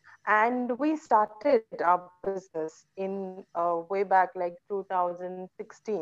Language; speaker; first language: English; non-native, local second language; Konkani